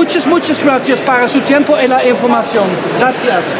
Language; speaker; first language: Spanish; non-native, learner; English